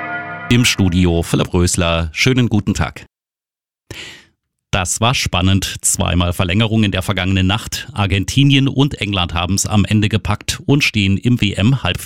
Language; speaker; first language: German; native; German